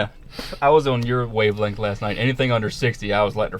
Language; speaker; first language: English; native; English